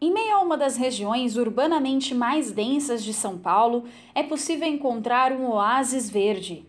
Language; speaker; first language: Portuguese; native; Portuguese